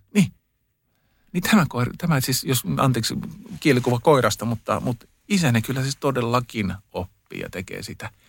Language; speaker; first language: Finnish; early bilingual, heritage; Finnish